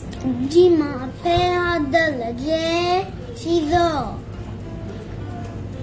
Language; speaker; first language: French; non-native, learner; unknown